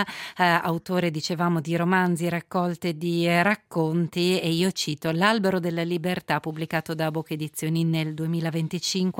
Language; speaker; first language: Italian; native; Italian